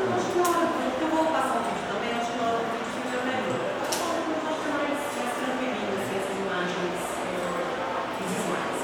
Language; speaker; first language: Portuguese; native; Portuguese